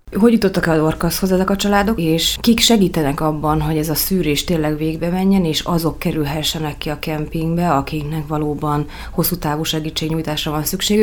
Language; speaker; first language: Hungarian; native; Hungarian